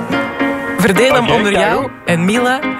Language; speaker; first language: Dutch; native; Dutch